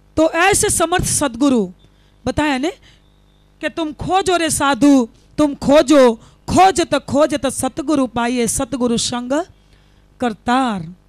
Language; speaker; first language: Hindi; non-native, local second language; Gujarati